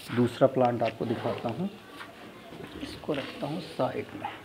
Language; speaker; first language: Hindi; native; Hindi